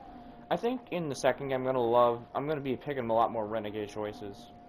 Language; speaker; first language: English; native; English